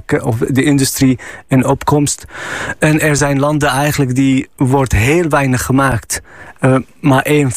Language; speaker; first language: Dutch; non-native, fluent; Arabic